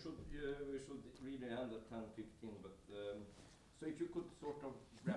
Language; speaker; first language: English; non-native, fluent; Norwegian